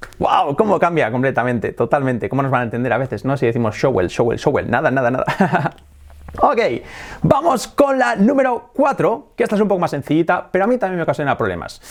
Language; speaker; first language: Spanish; native; Spanish